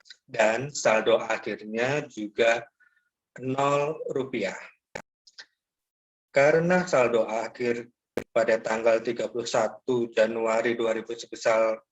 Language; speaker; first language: Indonesian; native; Indonesian